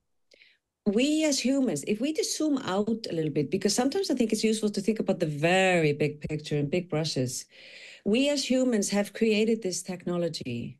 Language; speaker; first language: English; non-native, fluent; Icelandic